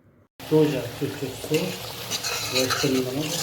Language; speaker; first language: Russian; non-native, learner; Hindi